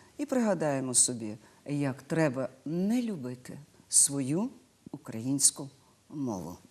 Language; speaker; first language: Ukrainian; native; Ukrainian